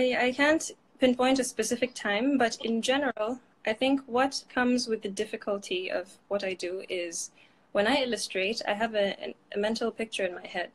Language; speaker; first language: English; non-native, local second language; Fula